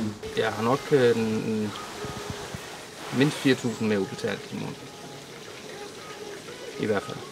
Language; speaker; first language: Danish; native; Danish